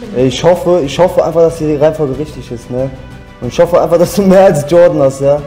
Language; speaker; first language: German; early bilingual, other home language; Turkish